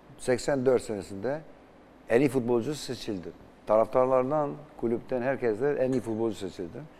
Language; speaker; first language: Turkish; non-native, fluent; Albanian